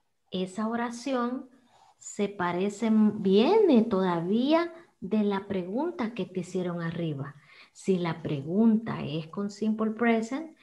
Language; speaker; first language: Spanish; native; Spanish